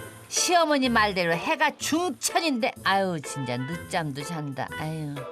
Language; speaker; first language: Korean; native; Korean